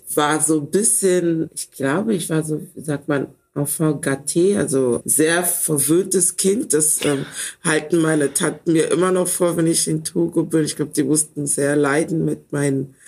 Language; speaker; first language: German; early bilingual, other home language; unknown